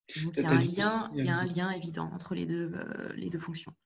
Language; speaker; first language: French; native; French